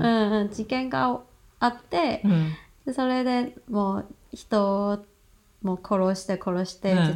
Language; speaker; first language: Japanese; non-native, fluent; Cantonese